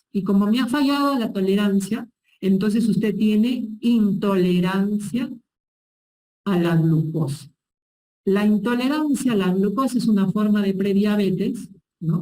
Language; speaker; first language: Spanish; native; Spanish